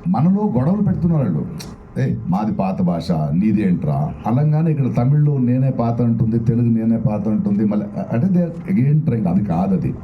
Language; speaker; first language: Telugu; non-native, local second language; Kannada